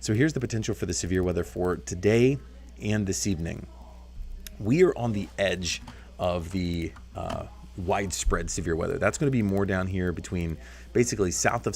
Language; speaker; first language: English; native; English